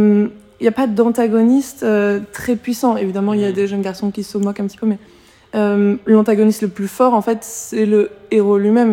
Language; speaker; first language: French; native; French